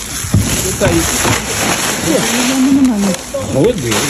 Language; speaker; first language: Spanish; non-native, learner; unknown